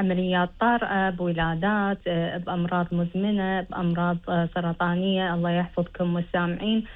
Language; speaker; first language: Arabic; native; Arabic